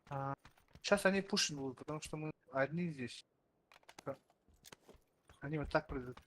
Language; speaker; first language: Russian; non-native, local second language; Yakut